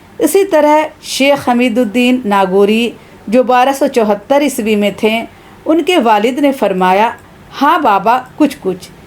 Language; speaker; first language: Urdu; native; Urdu